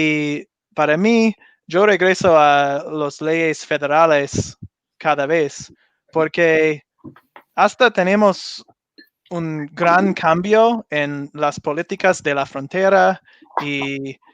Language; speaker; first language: Spanish; non-native, learner; English